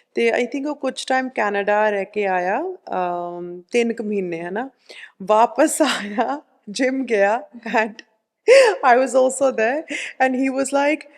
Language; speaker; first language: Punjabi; early bilingual, heritage; Punjabi